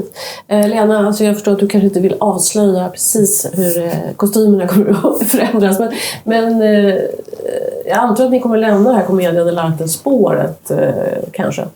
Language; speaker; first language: Swedish; native; Swedish